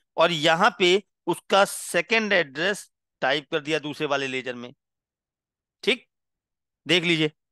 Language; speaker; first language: Hindi; non-native, local second language; Gujarati